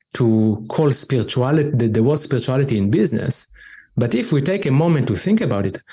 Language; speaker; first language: English; non-native, fluent; Hebrew